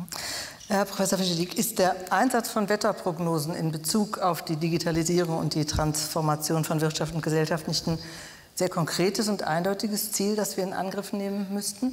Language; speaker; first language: German; native; German